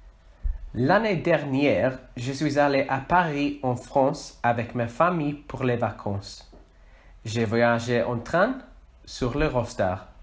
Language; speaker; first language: French; non-native, learner; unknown